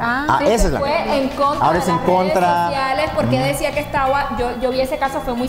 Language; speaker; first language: Spanish; native; Spanish